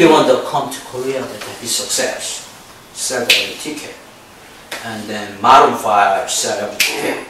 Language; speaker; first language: English; non-native, learner; Korean